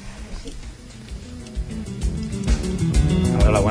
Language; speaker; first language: Spanish; native; Spanish